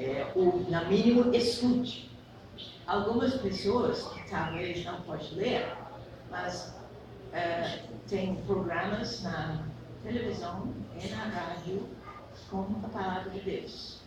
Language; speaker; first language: Portuguese; non-native, fluent; English